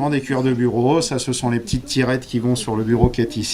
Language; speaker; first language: French; native; French